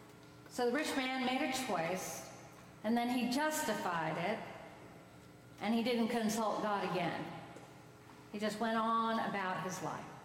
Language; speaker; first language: English; native; English